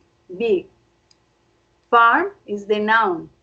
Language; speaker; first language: English; non-native, fluent; Spanish